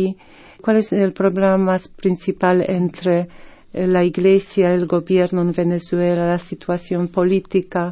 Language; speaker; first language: Spanish; non-native, fluent; Polish